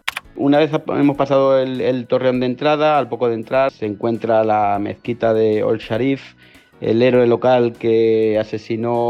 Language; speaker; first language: Spanish; native; Spanish